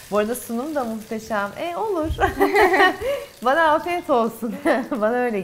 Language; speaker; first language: Turkish; native; Turkish